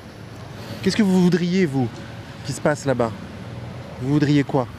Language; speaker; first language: French; native; French